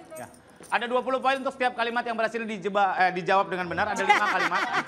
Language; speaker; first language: Indonesian; native; Indonesian